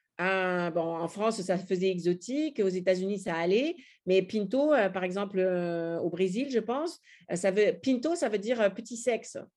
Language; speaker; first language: French; native; French